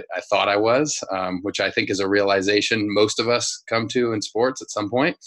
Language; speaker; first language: English; native; English